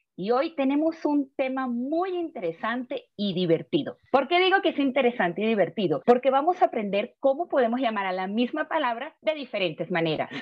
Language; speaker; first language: Spanish; native; Spanish